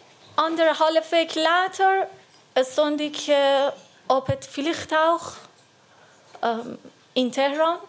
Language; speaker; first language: Dutch; non-native, learner; Persian